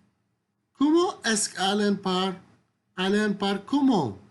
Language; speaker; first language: French; non-native, fluent; Arabic